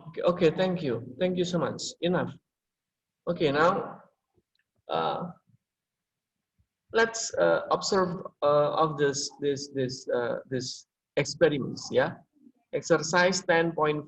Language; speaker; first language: English; non-native, learner; Indonesian